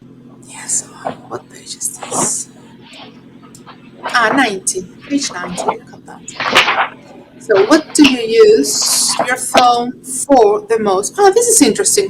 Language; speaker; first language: English; non-native, fluent; Spanish